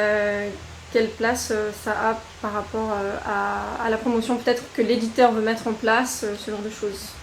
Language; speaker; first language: French; native; French